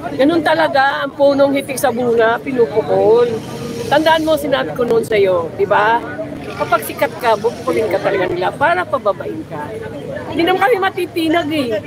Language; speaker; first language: Filipino; non-native, local second language; Cebuano